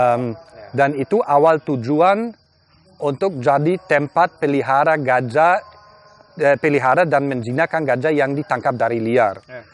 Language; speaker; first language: Indonesian; non-native, fluent; German